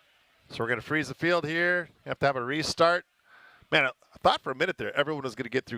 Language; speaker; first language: English; native; English